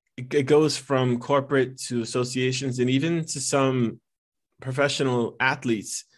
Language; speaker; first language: English; early bilingual, other home language; Italian